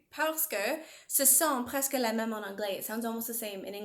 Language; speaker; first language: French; non-native, learner; English